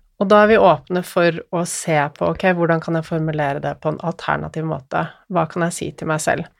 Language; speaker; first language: Norwegian; native; Norwegian